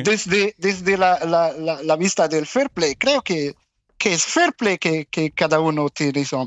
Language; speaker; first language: Spanish; non-native, fluent; Arabic